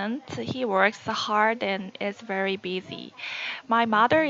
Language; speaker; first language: English; non-native, learner; Korean